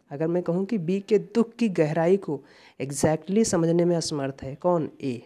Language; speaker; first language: Hindi; native; Hindi